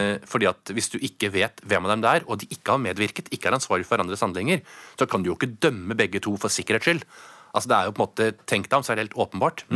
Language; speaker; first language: Norwegian; native; Norwegian